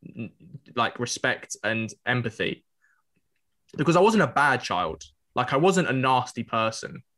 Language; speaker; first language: English; native; English